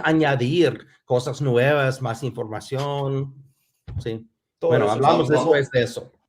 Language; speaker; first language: Spanish; non-native, fluent; English